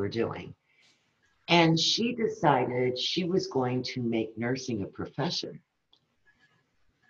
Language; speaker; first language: English; early bilingual, other home language; Spanish